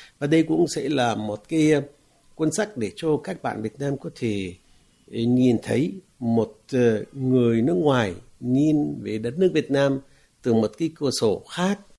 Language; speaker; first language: Vietnamese; non-native, fluent; Arabic